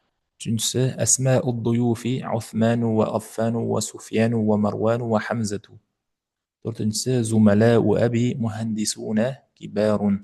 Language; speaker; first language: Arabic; non-native, fluent; Uzbek